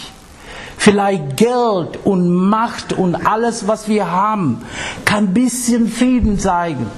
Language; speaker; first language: German; non-native, fluent; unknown